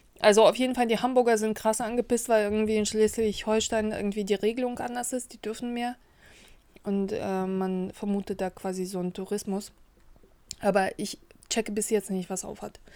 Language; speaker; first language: German; early bilingual, other home language; Russian